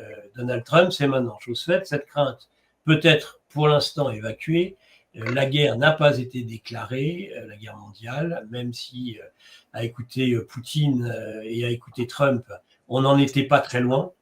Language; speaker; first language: French; native; French